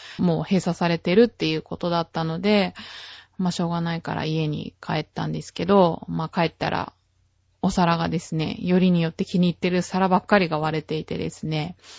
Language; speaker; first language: Japanese; native; Japanese